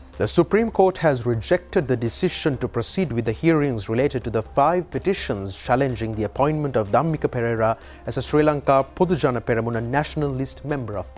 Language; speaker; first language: English; non-native, local second language; Sinhala